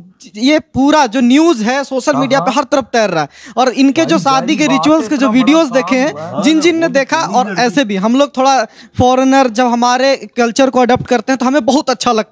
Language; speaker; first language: Hindi; native; Hindi